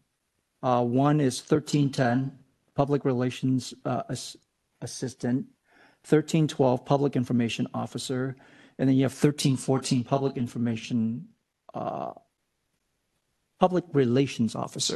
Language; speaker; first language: English; non-native, fluent; French